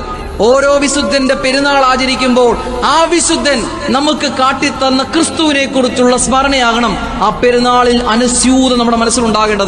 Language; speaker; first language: Malayalam; native; Malayalam